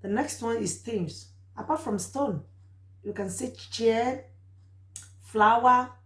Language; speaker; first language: English; non-native, local second language; Yoruba